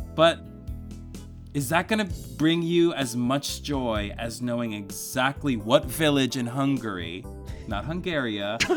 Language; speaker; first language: English; early bilingual, other home language; Spanish